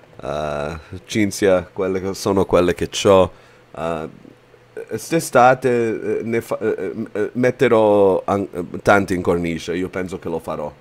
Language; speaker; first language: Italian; early bilingual, heritage; Italian